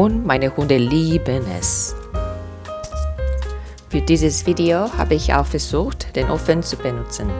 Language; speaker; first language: German; non-native, fluent; Korean